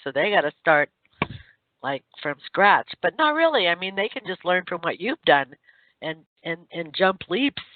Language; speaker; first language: English; native; English